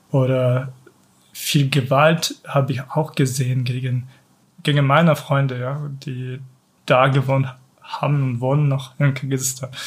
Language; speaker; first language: German; non-native, fluent; Kyrgyz